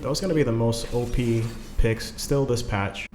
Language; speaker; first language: English; native; English